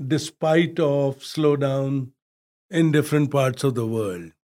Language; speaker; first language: English; non-native, local second language; Hindi